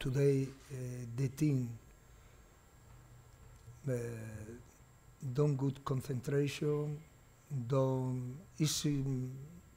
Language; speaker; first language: English; non-native, learner; Portuguese